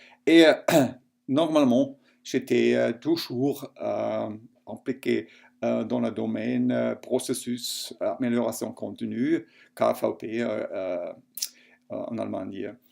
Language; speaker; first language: French; non-native, fluent; German